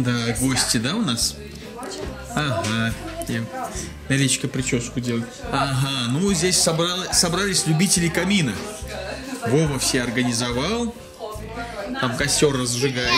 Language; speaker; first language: Russian; native; Russian